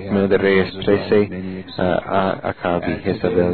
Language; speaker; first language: Spanish; non-native, learner; English